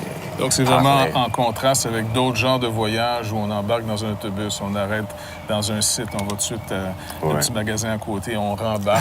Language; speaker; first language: French; native; French